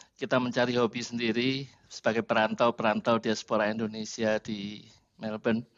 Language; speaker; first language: Indonesian; native; Indonesian